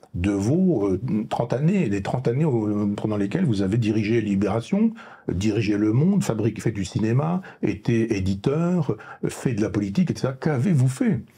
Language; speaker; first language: French; native; French